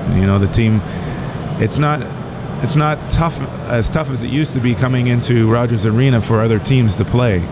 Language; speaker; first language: English; native; English